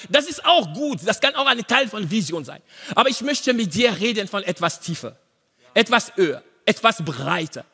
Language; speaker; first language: German; non-native, learner; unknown